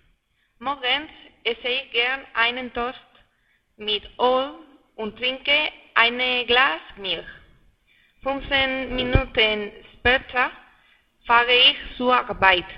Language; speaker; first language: German; non-native, learner; Spanish